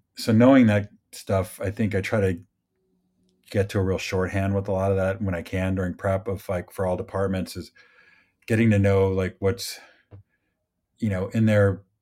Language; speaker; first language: English; native; English